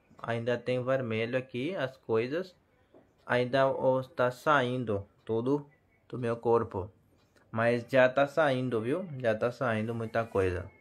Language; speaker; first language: Portuguese; non-native, learner; Hindi